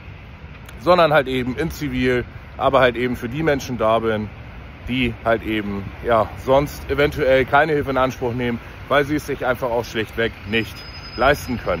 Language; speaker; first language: German; native; German